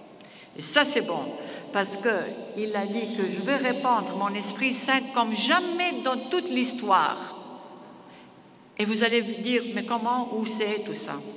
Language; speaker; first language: French; non-native, fluent; Greek